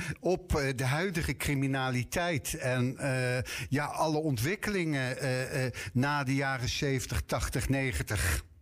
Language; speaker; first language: Dutch; native; Dutch